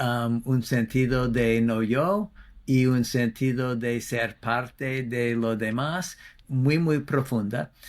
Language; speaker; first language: Spanish; non-native, fluent; English